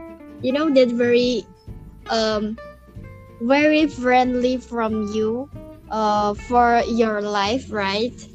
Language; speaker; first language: English; non-native, learner; Indonesian